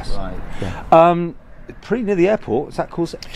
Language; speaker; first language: English; native; English